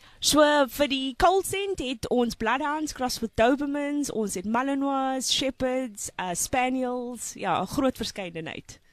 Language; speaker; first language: Afrikaans; non-native, local second language; English